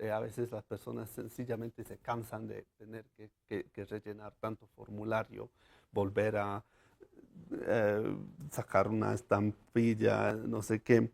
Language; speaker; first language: Spanish; non-native, fluent; English